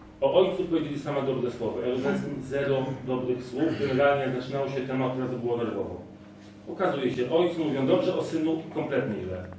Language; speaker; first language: Polish; native; Polish